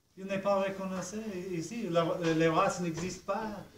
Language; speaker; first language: French; non-native, fluent; English